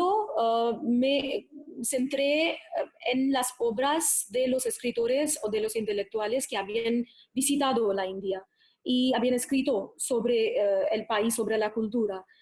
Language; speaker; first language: Spanish; non-native, fluent; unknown